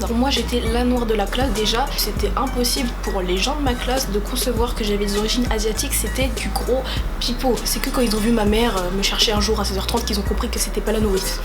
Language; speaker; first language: French; native; French